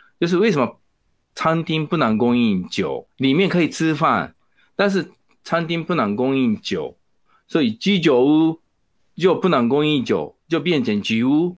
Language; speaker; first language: Chinese; non-native, fluent; Japanese